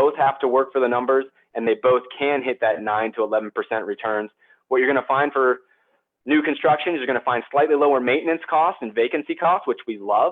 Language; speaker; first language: English; native; English